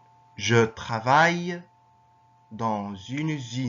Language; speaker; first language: French; non-native, fluent; Arabic